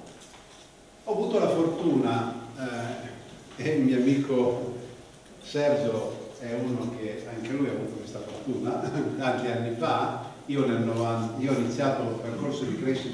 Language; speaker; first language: Italian; native; Italian